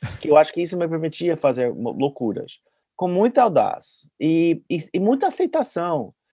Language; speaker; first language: Portuguese; non-native, fluent; English